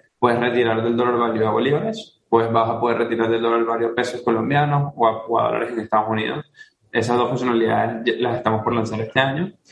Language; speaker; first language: Spanish; native; Spanish